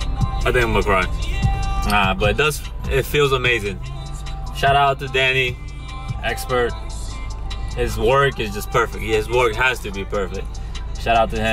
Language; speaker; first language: English; native; English